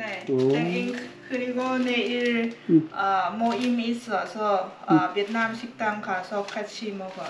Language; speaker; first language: Korean; non-native, learner; Lao